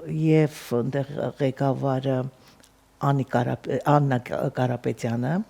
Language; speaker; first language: Armenian; native; Armenian